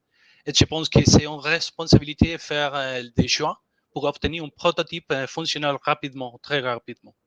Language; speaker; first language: French; non-native, learner; Spanish